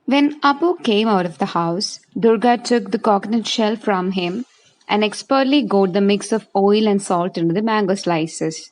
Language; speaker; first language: English; non-native, local second language; Malayalam